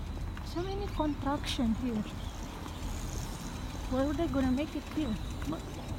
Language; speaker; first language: English; non-native, learner; Indonesian